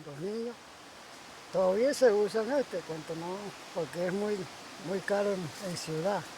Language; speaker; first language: Spanish; non-native, local second language; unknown